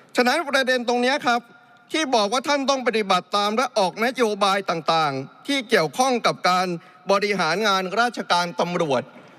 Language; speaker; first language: Thai; native; Thai